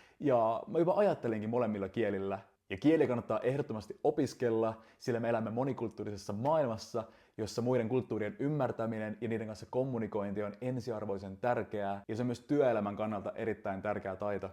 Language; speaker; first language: Finnish; early bilingual, other home language; Estonian